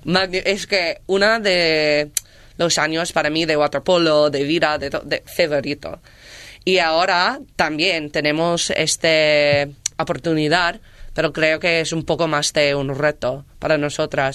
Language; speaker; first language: Spanish; non-native, learner; English